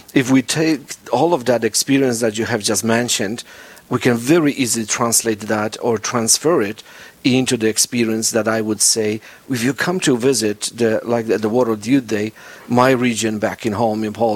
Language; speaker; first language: English; non-native, fluent; Polish